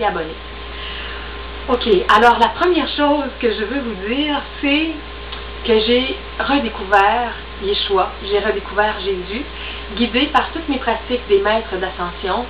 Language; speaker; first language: French; native; French